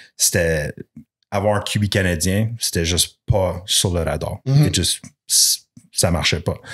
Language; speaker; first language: French; non-native, local second language; English